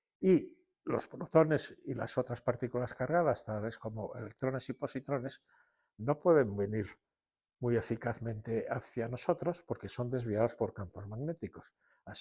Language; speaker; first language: Spanish; native; Spanish